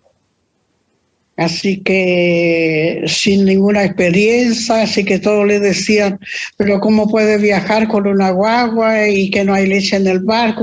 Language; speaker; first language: Spanish; early bilingual, other home language; Italian